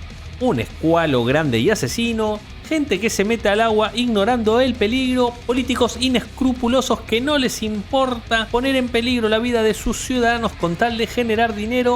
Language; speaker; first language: Spanish; native; Spanish